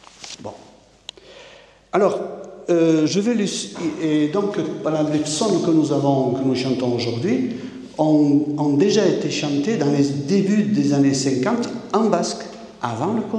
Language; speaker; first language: French; native; French